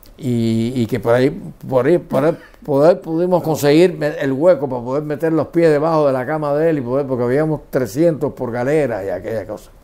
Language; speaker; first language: Spanish; native; Spanish